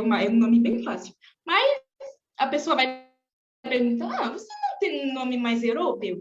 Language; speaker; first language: Portuguese; non-native, fluent; French